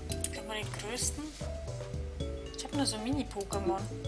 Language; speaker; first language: German; native; German